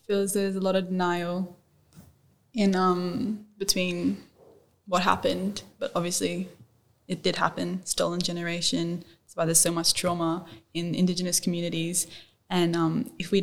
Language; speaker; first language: English; non-native, local second language; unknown